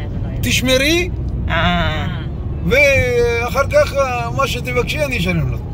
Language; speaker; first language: Hebrew; non-native, fluent; Nepali